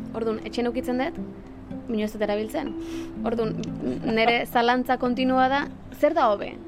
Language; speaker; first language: Basque; native; Basque